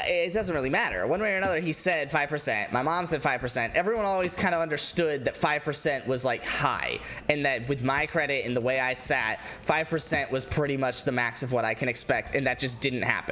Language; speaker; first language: English; native; English